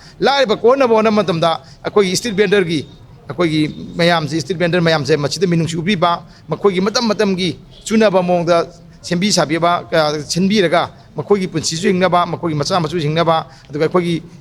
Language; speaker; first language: Manipuri; native; Manipuri